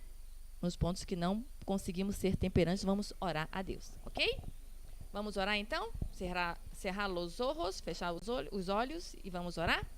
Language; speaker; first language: Portuguese; non-native, learner; Spanish